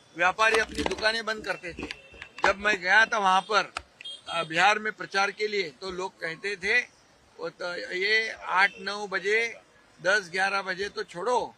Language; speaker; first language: Hindi; non-native, local second language; Marathi